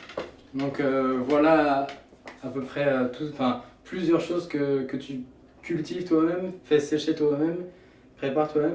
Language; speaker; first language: French; native; French